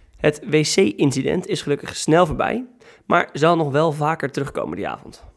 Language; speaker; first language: Dutch; native; Dutch